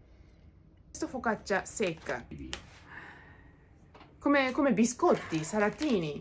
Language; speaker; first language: Italian; non-native, learner; Japanese